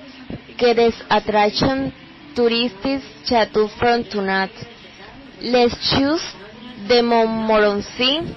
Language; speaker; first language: French; non-native, learner; Spanish